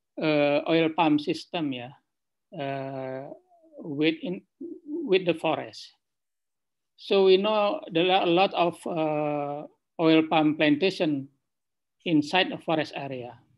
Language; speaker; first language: English; non-native, fluent; Indonesian